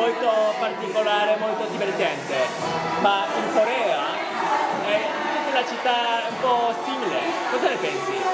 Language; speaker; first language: Italian; non-native, learner; Korean